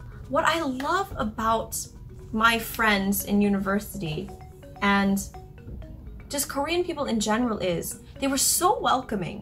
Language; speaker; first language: English; early bilingual, other home language; Japanese